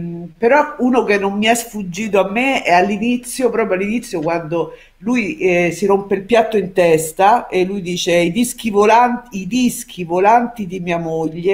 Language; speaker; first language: Italian; native; Italian